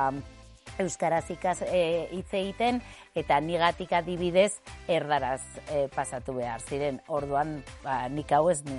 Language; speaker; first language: Basque; non-native, local second language; Spanish